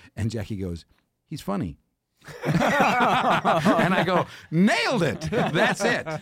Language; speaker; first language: English; native; English